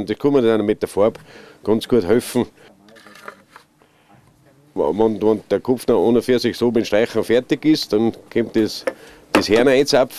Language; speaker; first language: German; native; German